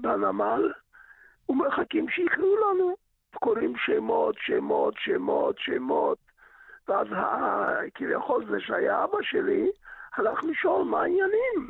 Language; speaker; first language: Hebrew; early bilingual, other home language; Yiddish